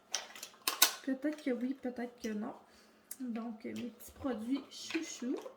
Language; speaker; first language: French; native; French